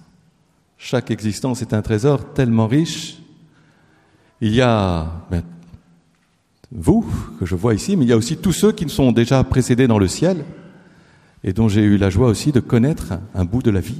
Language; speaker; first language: French; native; French